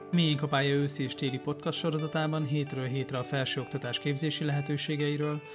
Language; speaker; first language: Hungarian; native; Hungarian